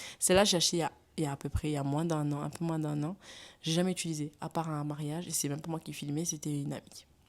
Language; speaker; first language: French; non-native, local second language; Wolof